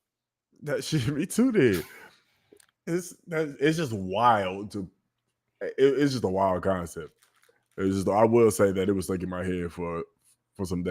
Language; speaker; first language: English; native; English